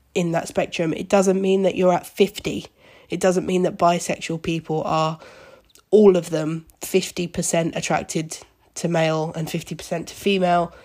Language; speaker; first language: English; native; English